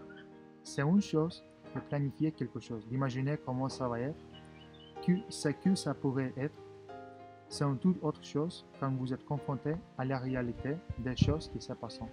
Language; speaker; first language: French; non-native, fluent; Russian